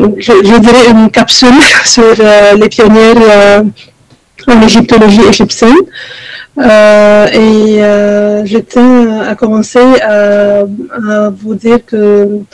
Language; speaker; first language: French; non-native, fluent; Arabic